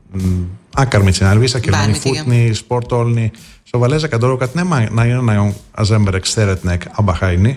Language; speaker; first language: Hungarian; non-native, fluent; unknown